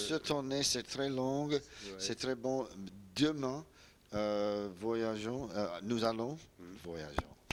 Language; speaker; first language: French; non-native, learner; English